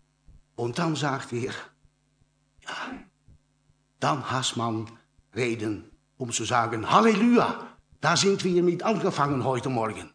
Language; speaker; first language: German; non-native, learner; Dutch